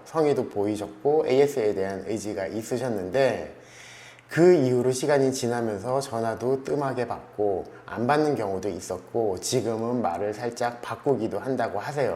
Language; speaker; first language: Korean; native; Korean